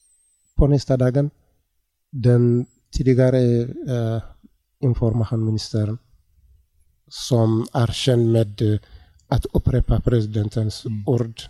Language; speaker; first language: Swedish; non-native, learner; Tigrinya